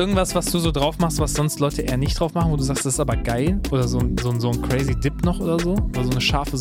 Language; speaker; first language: German; native; German